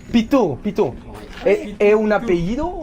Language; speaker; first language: Portuguese; non-native, learner; French